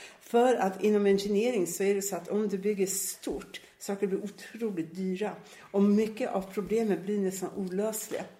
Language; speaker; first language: Swedish; native; Swedish